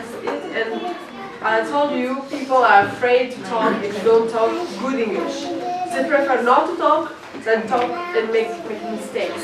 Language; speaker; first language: English; non-native, fluent; French